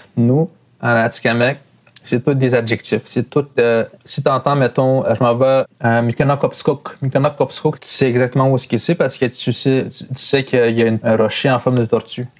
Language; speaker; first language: French; non-native, local second language; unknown